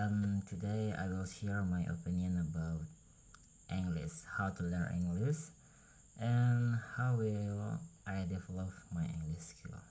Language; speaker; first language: English; non-native, learner; Indonesian